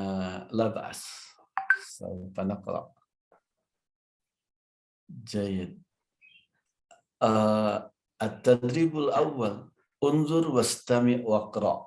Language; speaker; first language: Arabic; non-native, fluent; Indonesian